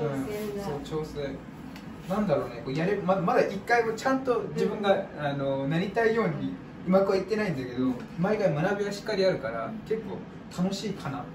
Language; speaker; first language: Japanese; non-native, fluent; English